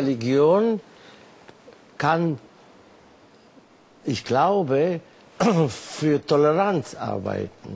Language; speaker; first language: German; non-native, fluent; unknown